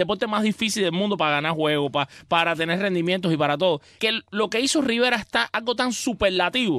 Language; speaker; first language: Spanish; native; Spanish